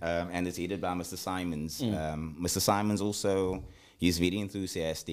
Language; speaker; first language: English; early bilingual, other home language; Afrikaans